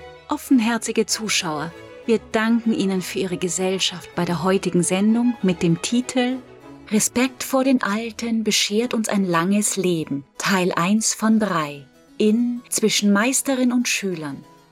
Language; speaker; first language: German; native; German